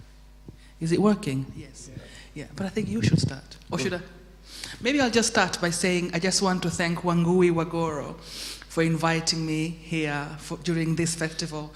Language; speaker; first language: English; non-native, local second language; Swahili